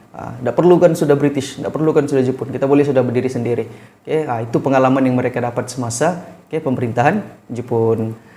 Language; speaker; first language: Malay; native; Malay